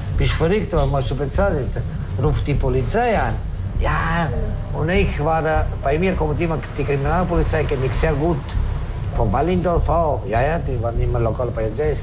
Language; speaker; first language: German; non-native, learner; Italian